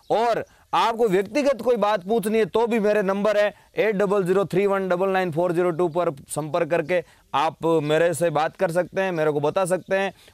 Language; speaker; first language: Hindi; native; Hindi